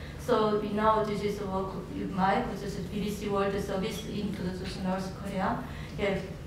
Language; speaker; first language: English; non-native, learner; Korean